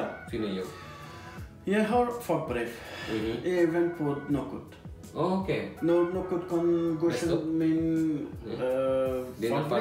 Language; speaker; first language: Norwegian; non-native, learner; Persian